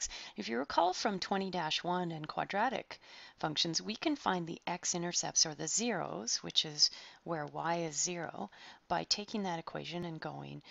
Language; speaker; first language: English; native; English